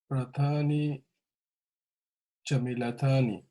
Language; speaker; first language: Arabic; non-native, learner; English